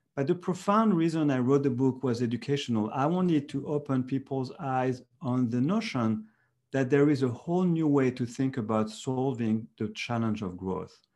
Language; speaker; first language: English; non-native, fluent; French